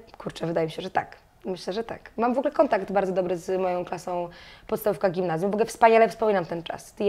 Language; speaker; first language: Polish; native; Polish